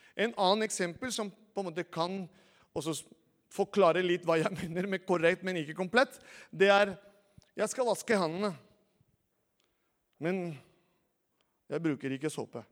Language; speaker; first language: Norwegian; non-native, fluent; Spanish